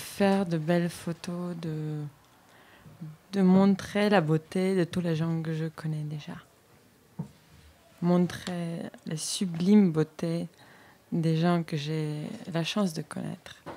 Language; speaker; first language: French; non-native, fluent; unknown